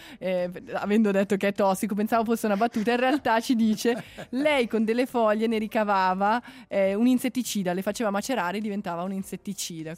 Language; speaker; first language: Italian; native; Italian